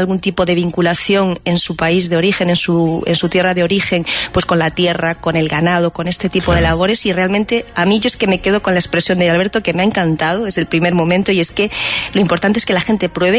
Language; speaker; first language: Spanish; native; Spanish